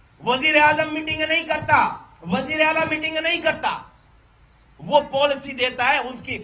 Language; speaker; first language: Urdu; native; Urdu